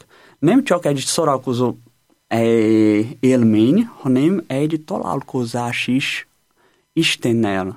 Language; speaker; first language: Hungarian; non-native, learner; Portuguese